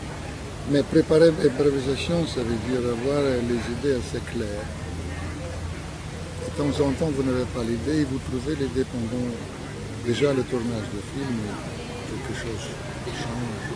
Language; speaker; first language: French; non-native, fluent; Russian